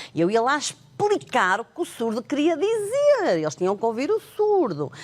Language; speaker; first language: Portuguese; non-native, local second language; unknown